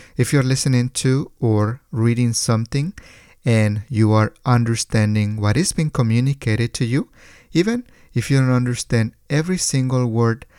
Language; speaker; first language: English; non-native, fluent; Spanish